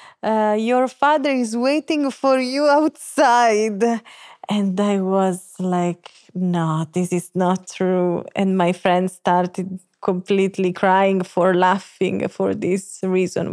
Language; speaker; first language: English; non-native, fluent; Italian